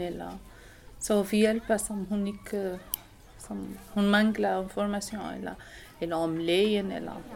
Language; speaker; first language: Danish; non-native, learner; Arabic